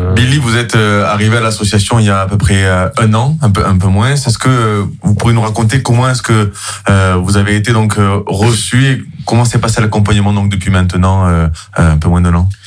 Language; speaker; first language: French; native; French